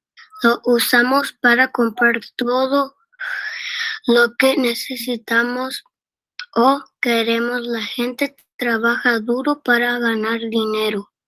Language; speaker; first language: Spanish; early bilingual, heritage; Spanish